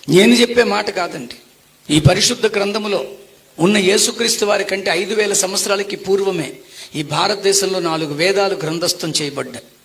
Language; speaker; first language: Telugu; non-native, local second language; Tamil